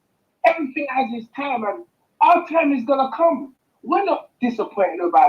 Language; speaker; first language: English; native; English